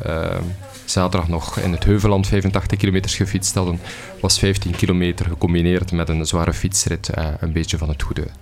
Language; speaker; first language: Dutch; native; Dutch